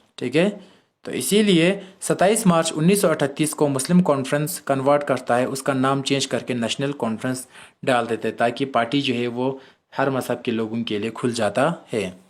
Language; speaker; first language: Hindi; non-native, local second language; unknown